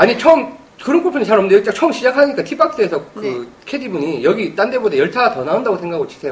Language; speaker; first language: Korean; native; Korean